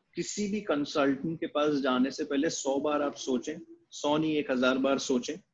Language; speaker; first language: Hindi; native; Hindi